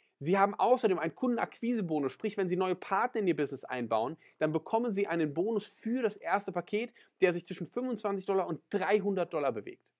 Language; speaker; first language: German; native; German